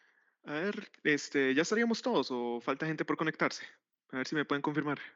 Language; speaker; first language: Spanish; native; Spanish